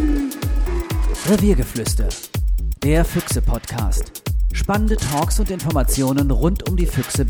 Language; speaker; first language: German; native; German